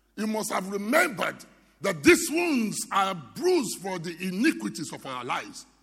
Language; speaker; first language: English; non-native, local second language; Yoruba